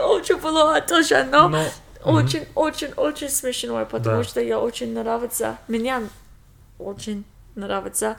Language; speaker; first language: Russian; non-native, learner; English